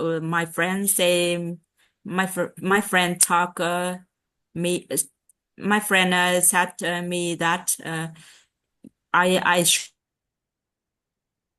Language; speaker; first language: English; non-native, learner; Vietnamese